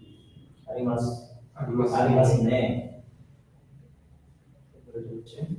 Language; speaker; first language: Japanese; non-native, learner; Bangla